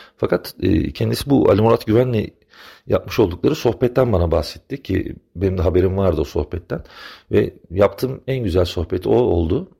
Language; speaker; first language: Turkish; native; Turkish